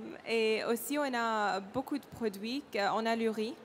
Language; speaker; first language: French; non-native, learner; Arabic